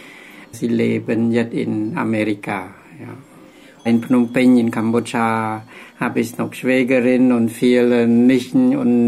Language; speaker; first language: German; non-native, learner; Khmer